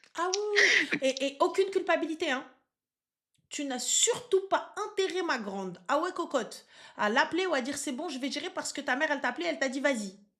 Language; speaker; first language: French; native; French